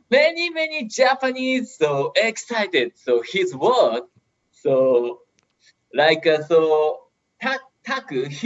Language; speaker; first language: English; non-native, learner; Japanese